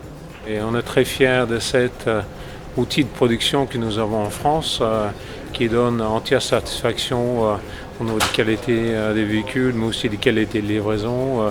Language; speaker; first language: French; non-native, fluent; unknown